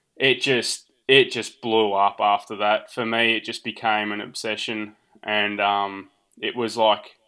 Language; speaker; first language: English; early bilingual, other home language; Portuguese